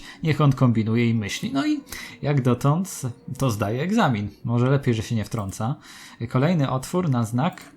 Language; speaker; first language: Polish; native; Polish